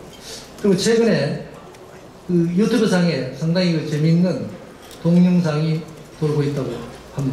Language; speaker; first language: Korean; native; Korean